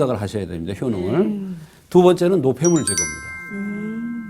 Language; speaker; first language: Korean; native; Korean